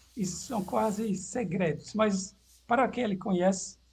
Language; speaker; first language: Portuguese; non-native, fluent; Dutch